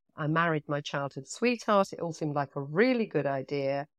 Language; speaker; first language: English; native; English